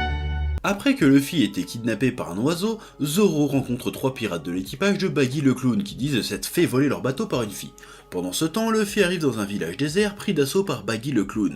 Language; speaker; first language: French; native; French